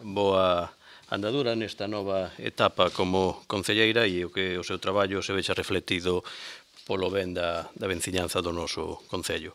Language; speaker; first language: Galician; native; Galician